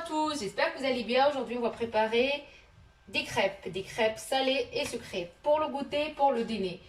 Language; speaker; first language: French; non-native, local second language; Arabic